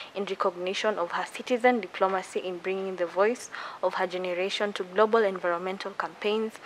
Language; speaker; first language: English; non-native, local second language; Kalenjin